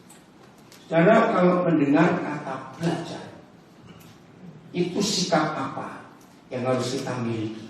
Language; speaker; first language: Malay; non-native, local second language; Javanese